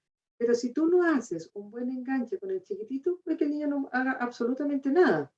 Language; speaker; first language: Spanish; native; Spanish